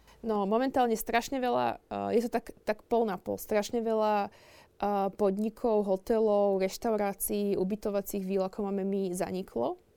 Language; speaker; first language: Slovak; native; Slovak